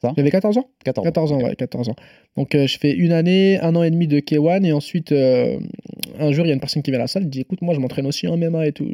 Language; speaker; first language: French; native; French